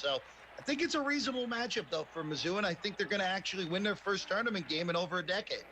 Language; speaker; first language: English; native; English